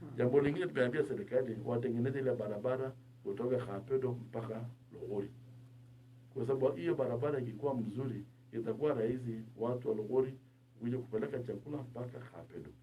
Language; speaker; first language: Swahili; non-native, local second language; Turkmen